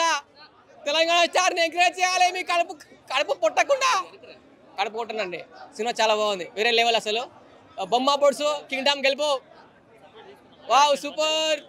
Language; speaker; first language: Telugu; native; Telugu